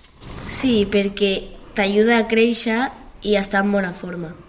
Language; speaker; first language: Catalan; non-native, local second language; Spanish